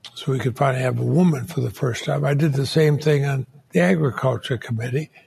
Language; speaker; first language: English; native; English